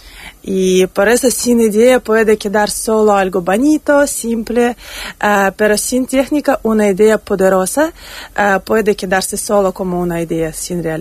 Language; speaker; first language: Spanish; non-native, learner; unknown